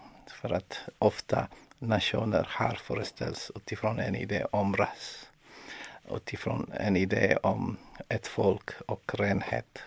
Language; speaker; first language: Swedish; non-native, fluent; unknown